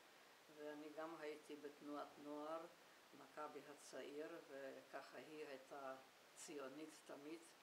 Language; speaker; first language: Hebrew; non-native, fluent; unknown